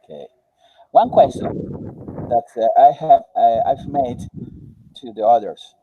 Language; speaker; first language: English; non-native, learner; Spanish